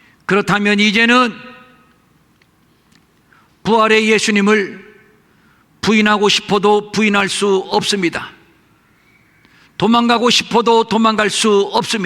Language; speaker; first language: Korean; native; Korean